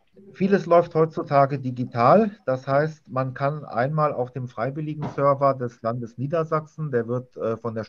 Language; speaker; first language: German; native; German